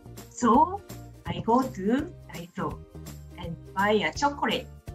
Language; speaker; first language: English; non-native, fluent; Japanese